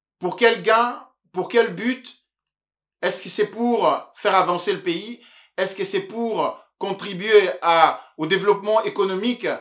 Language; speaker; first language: French; non-native, local second language; Luba-Lulua